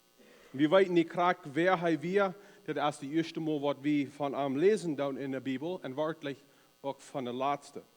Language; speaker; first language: German; non-native, learner; Plautdietsch